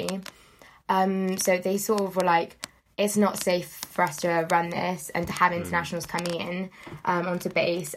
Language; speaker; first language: English; native; English